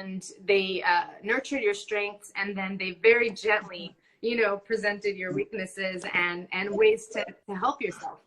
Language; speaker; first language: English; non-native, fluent; Spanish